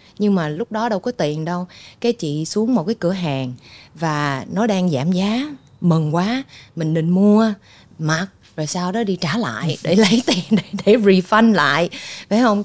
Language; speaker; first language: Vietnamese; early bilingual, heritage; Vietnamese